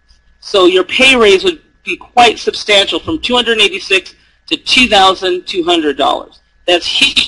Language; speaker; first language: English; native; English